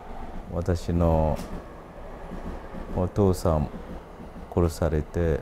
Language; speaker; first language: Japanese; non-native, learner; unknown